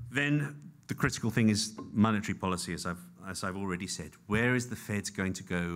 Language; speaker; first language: English; native; English